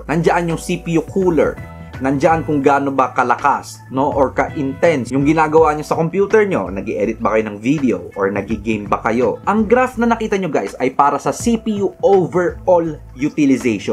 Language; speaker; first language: Filipino; native; Filipino